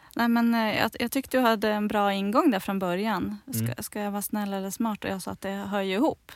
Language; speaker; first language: Swedish; native; Swedish